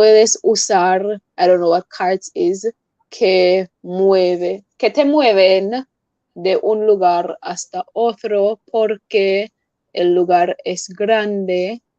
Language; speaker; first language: Spanish; non-native, fluent; English